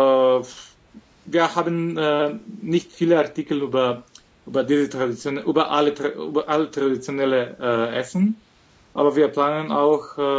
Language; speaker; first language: German; non-native, fluent; Macedonian